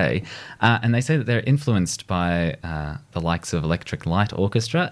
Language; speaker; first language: English; native; English